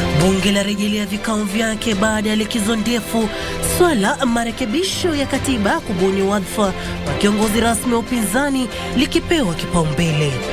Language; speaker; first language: Swahili; non-native, local second language; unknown